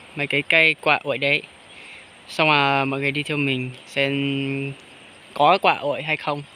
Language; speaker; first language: Vietnamese; non-native, local second language; Hmong